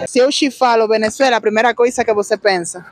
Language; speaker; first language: Portuguese; non-native, learner; Spanish